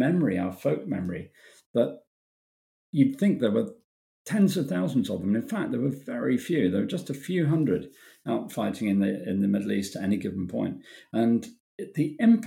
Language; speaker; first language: English; native; English